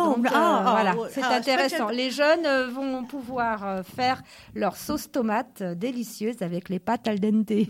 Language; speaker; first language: French; native; French